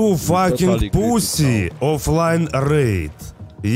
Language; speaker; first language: English; non-native, learner; Russian